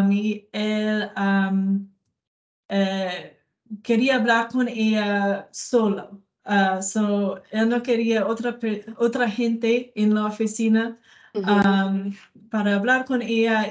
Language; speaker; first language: Spanish; non-native, learner; English